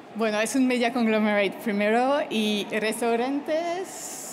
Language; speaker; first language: Spanish; non-native, fluent; French